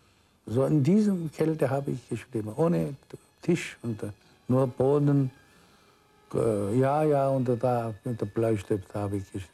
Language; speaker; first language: German; non-native, fluent; Korean